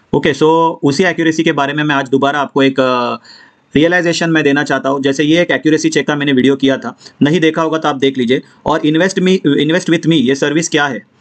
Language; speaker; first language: Hindi; non-native, local second language; Marathi